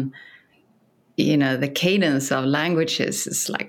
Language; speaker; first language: English; non-native, fluent; Swedish